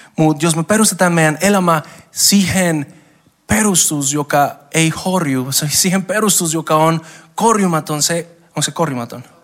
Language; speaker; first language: Finnish; non-native, fluent; Spanish